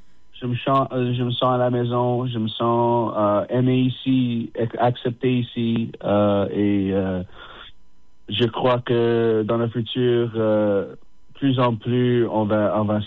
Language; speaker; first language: French; non-native, local second language; English